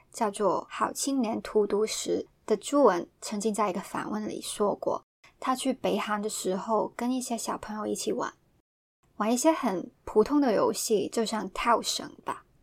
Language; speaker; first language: Chinese; non-native, local second language; Cantonese